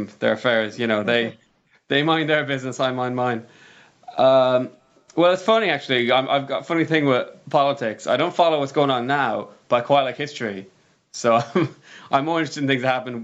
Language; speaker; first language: English; native; English